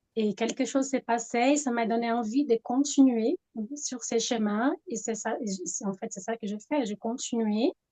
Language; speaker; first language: French; non-native, fluent; Portuguese